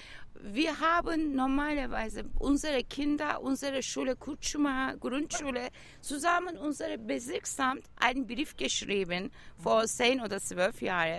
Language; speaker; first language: German; non-native, learner; Turkish